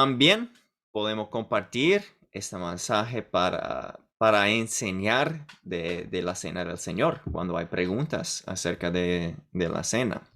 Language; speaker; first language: Spanish; non-native, fluent; English